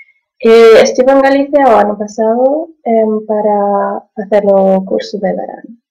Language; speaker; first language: Spanish; non-native, fluent; German